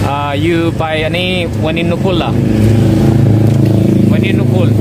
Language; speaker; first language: English; non-native, learner; Filipino